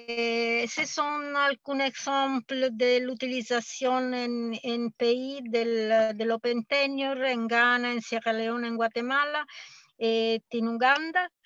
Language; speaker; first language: French; non-native, fluent; Spanish